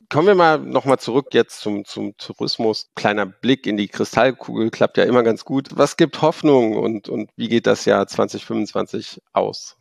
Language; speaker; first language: German; native; German